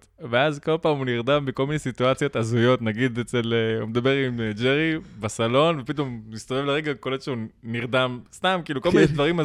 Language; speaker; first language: Hebrew; native; Hebrew